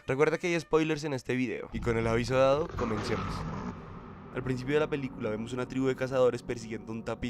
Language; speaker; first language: Spanish; native; Spanish